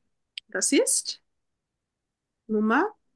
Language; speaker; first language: German; non-native, learner; Bangla